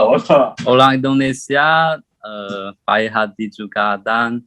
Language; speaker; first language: Indonesian; non-native, learner; Chinese